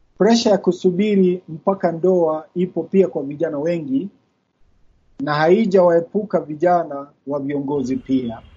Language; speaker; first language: Swahili; non-native, local second language; Kikuyu